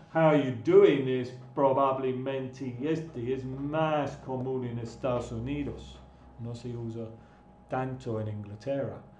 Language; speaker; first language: Spanish; non-native, fluent; English